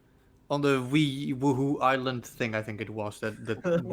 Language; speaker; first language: English; native; English